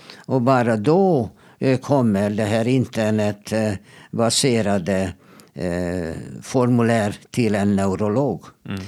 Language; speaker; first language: Swedish; non-native, fluent; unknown